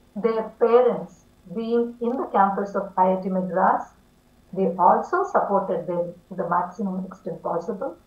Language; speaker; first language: English; non-native, local second language; Tamil